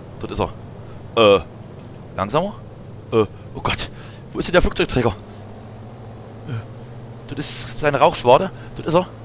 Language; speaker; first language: German; native; German